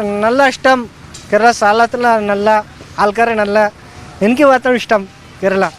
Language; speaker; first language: Malayalam; non-native, learner; Bangla